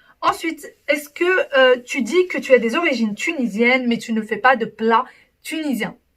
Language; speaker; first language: French; early bilingual, other home language; Arabic